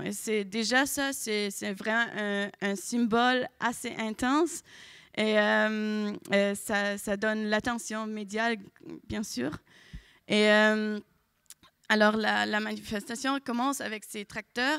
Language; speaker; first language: French; non-native, fluent; German